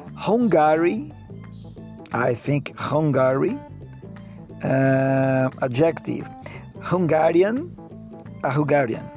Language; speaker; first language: English; non-native, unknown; Portuguese